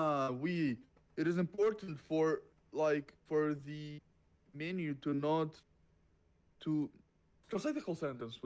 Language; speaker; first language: English; non-native, learner; Russian